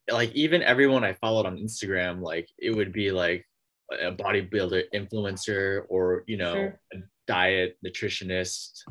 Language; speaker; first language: English; native; English